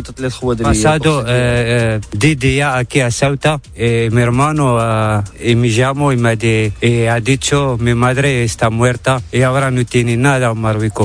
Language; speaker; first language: Spanish; non-native, learner; Arabic